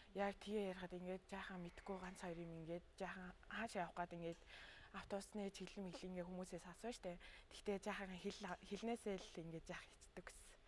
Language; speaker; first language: Mongolian; non-native, local second language; Tuvinian